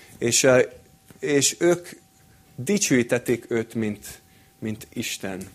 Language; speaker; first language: Hungarian; non-native, fluent; English